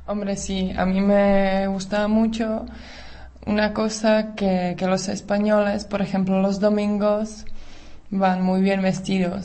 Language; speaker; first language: Spanish; non-native, fluent; Czech